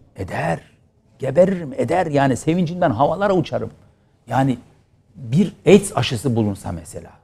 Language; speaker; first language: Turkish; native; Turkish